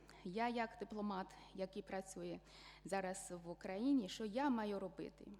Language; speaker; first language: Ukrainian; non-native, fluent; Chinese